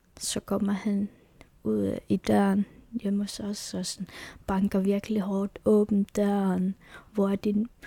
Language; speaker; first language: Danish; non-native, local second language; Kalaallisut